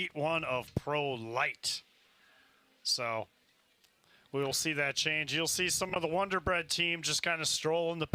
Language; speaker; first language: English; native; English